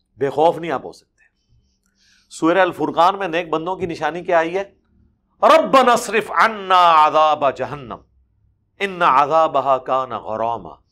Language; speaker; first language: Urdu; non-native, local second language; Punjabi